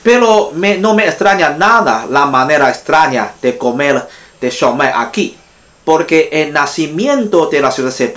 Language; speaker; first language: Spanish; non-native, fluent; Chinese